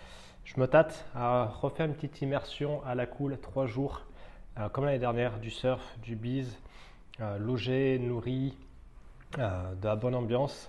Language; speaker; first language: French; native; French